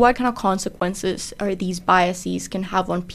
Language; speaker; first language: English; non-native, fluent; Spanish